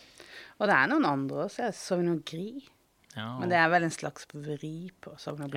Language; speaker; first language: Norwegian; native; Norwegian